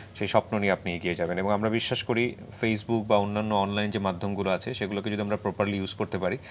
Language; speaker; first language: Bangla; native; Bangla